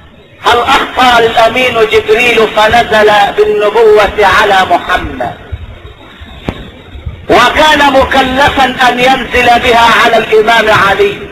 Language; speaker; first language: Arabic; native; Arabic